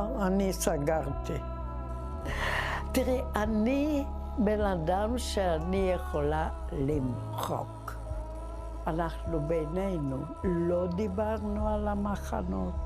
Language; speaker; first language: Hebrew; non-native, fluent; Czech